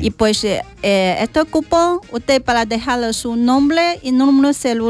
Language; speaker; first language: Spanish; non-native, learner; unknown